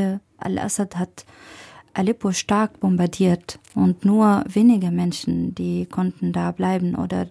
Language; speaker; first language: German; non-native, fluent; Arabic